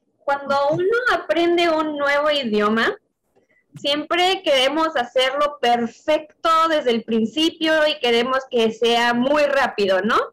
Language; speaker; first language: Spanish; native; Spanish